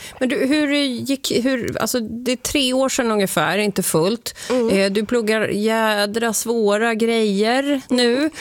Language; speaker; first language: Swedish; native; Swedish